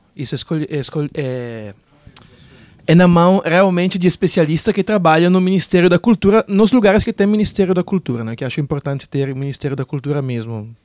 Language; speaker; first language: Portuguese; non-native, fluent; Italian